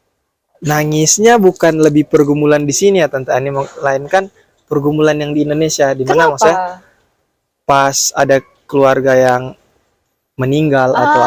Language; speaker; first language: Indonesian; native; Indonesian